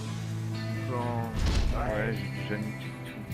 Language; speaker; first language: French; native; French